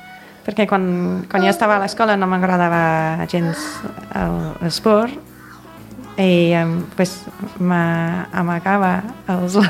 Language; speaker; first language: Catalan; non-native, fluent; English